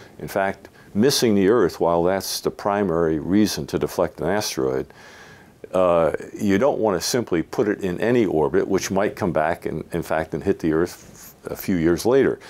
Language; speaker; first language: English; native; English